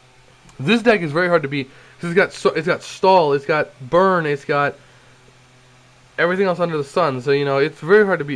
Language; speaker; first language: English; native; English